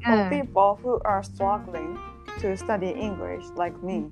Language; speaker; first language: English; non-native, learner; Japanese